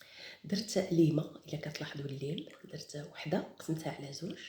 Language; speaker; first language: Arabic; native; Arabic